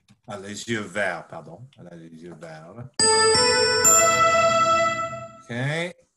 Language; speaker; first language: French; non-native, fluent; English